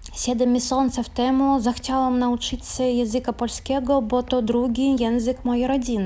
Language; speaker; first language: Polish; non-native, learner; Russian